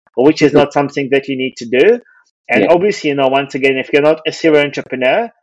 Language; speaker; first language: English; non-native, fluent; Russian